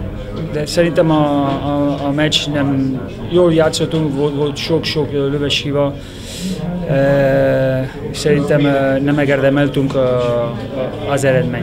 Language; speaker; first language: Hungarian; non-native, learner; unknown